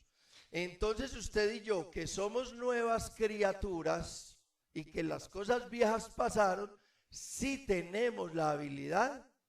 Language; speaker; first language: Spanish; native; Spanish